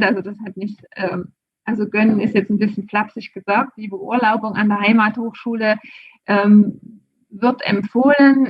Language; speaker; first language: German; native; German